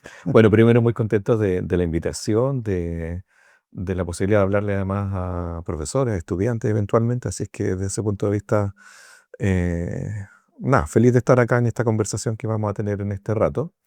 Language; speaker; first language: Spanish; native; Spanish